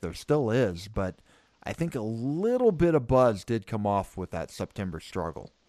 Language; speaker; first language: English; native; English